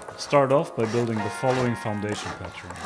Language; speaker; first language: English; non-native, fluent; German